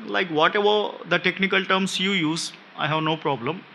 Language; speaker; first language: English; non-native, local second language; Telugu